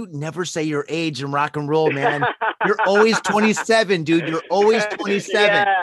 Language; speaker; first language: English; native; English